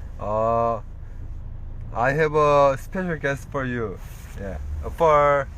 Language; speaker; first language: English; non-native, learner; Korean